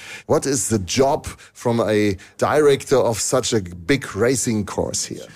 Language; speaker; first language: English; non-native, fluent; German